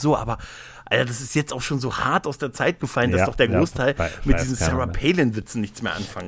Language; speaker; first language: German; native; German